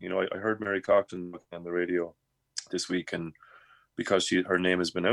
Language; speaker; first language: English; native; English